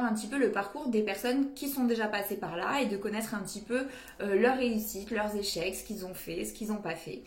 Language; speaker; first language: French; native; French